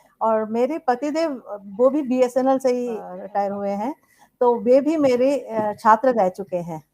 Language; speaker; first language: Hindi; non-native, local second language; Tamil